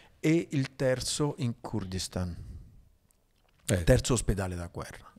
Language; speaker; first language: Italian; native; Italian